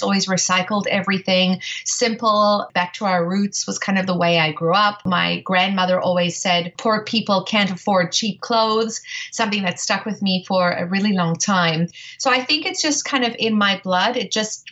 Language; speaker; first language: English; native; English